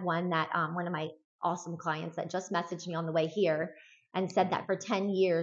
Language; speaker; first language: English; native; English